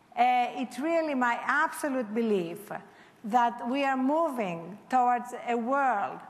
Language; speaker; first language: English; non-native, fluent; Greek